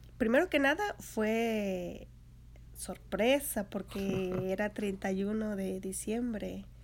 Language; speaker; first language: Spanish; native; Spanish